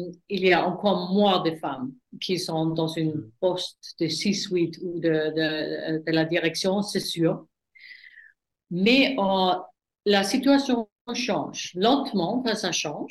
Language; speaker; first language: French; non-native, fluent; German